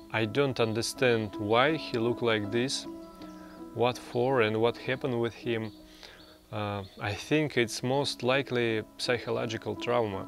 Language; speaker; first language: English; non-native, learner; Russian